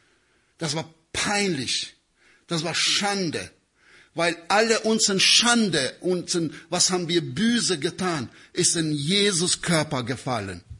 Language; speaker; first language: German; non-native, learner; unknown